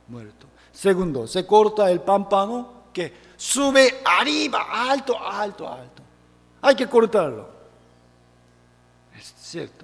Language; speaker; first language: Spanish; non-native, fluent; Korean